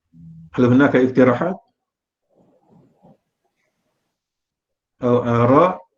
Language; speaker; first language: Arabic; non-native, fluent; Malay